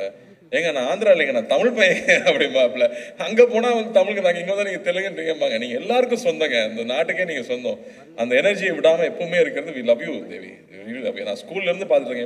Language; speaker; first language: Tamil; native; Tamil